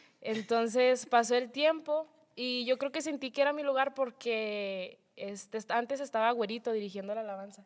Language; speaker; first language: Spanish; native; Spanish